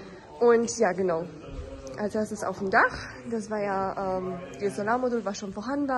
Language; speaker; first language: German; native; German